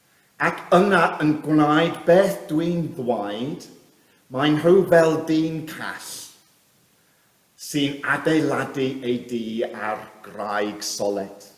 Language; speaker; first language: Welsh; non-native, fluent; English